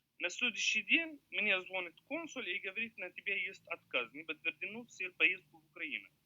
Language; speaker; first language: Russian; non-native, learner; Arabic